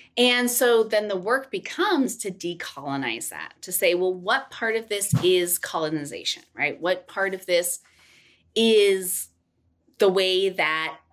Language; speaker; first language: English; native; English